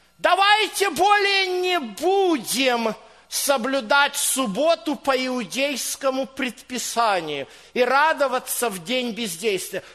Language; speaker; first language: Russian; native; Russian